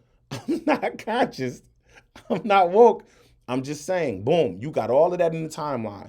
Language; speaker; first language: English; native; English